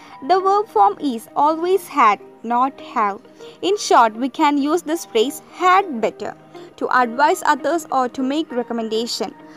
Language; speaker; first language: English; non-native, local second language; Malayalam